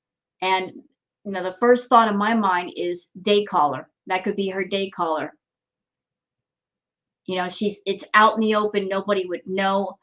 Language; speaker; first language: English; native; English